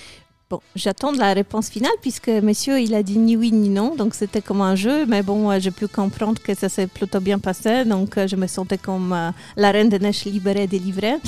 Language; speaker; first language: French; non-native, fluent; Polish